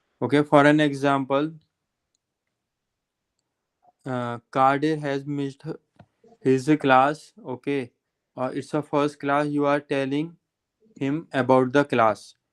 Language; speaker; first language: English; non-native, local second language; Hindi